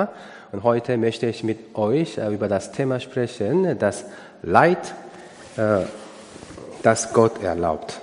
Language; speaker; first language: German; non-native, learner; Korean